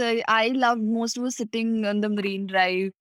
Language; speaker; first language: English; non-native, local second language; Punjabi